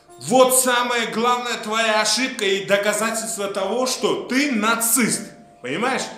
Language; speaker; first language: Russian; non-native, local second language; Uzbek